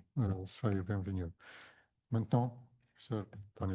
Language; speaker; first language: French; non-native, fluent; Portuguese